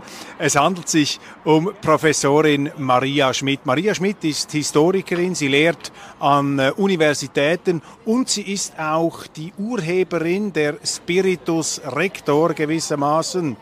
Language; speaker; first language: German; native; German